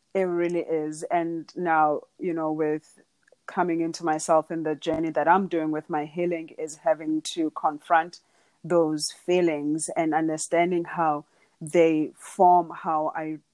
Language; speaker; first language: English; non-native, local second language; Xhosa